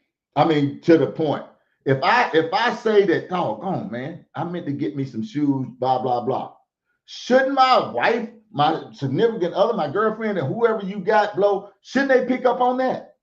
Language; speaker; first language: English; native; English